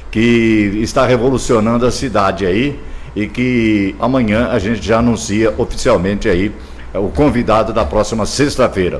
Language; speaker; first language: Portuguese; native; Portuguese